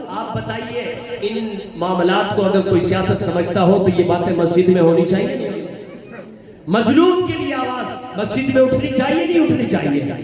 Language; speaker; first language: Urdu; non-native, local second language; Pashto